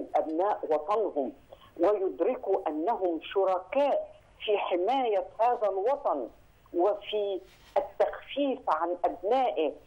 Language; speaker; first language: Arabic; native; Arabic